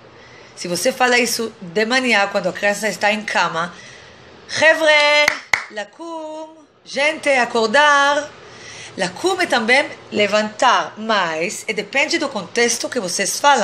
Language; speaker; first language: Portuguese; non-native, fluent; Hebrew